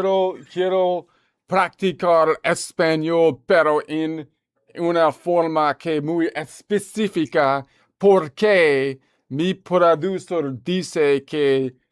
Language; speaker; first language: Spanish; non-native, learner; English